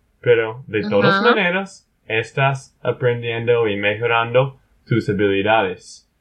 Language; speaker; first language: Spanish; non-native, learner; English